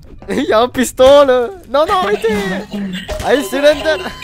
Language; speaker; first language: French; native; French